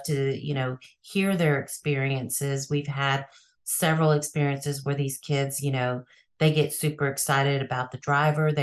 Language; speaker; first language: English; native; English